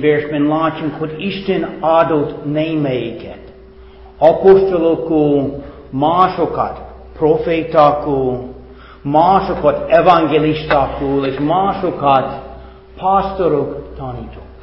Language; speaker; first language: Hungarian; non-native, fluent; English